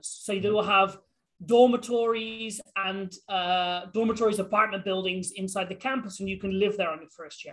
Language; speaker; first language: English; native; English